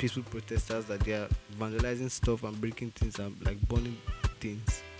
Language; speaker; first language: English; non-native, local second language; Yoruba